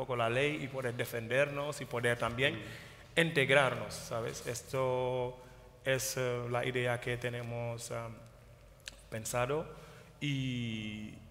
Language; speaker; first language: Spanish; non-native, fluent; Wolof